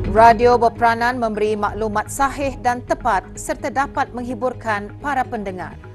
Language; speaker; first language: Malay; native; Malay